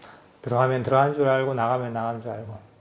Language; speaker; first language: Korean; native; Korean